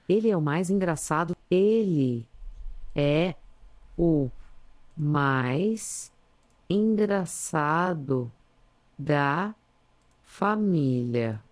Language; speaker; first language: Portuguese; non-native, learner; English